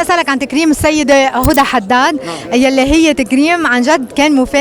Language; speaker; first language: Arabic; native; Arabic